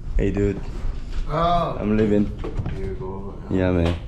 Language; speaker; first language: English; non-native, fluent; Korean